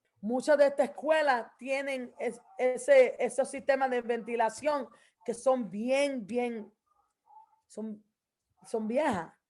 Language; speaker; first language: Spanish; early bilingual, heritage; Spanish